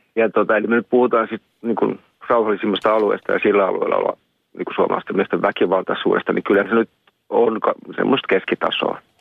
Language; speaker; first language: Finnish; native; Finnish